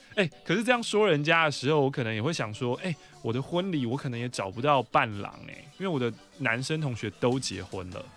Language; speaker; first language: Chinese; native; Chinese